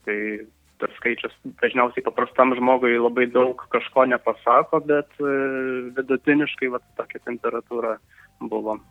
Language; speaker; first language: Lithuanian; native; Lithuanian